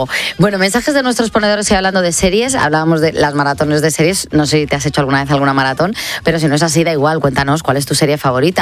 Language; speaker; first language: Spanish; native; Spanish